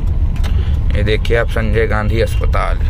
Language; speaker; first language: Hindi; native; Hindi